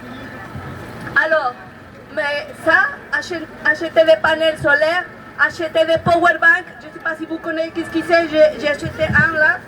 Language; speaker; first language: French; non-native, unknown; Spanish